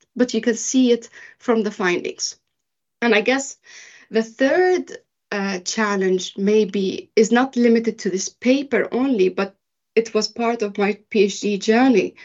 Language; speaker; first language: English; early bilingual, other home language; Arabic